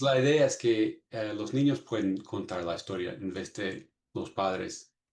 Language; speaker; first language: Spanish; non-native, fluent; English